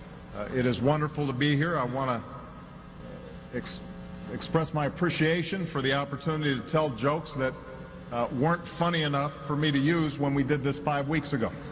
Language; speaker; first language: English; native; English